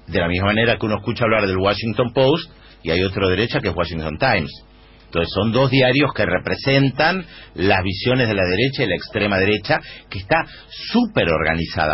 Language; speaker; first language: Spanish; native; Spanish